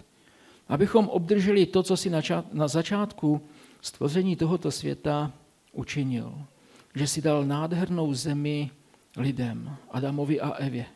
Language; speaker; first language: Czech; native; Czech